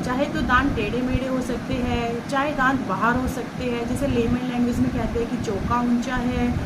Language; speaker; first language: Hindi; native; Hindi